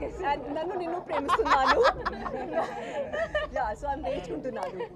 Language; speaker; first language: Telugu; non-native, learner; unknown